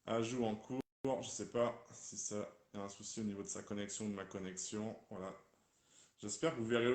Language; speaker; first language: French; native; French